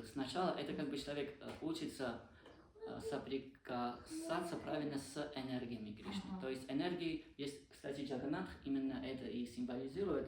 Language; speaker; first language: Russian; non-native, fluent; Armenian